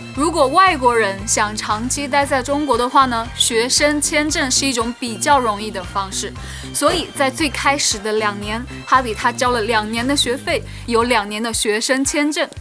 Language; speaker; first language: Chinese; native; Chinese